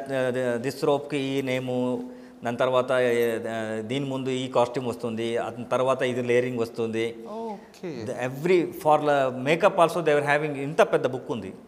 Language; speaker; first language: Telugu; non-native, learner; Kannada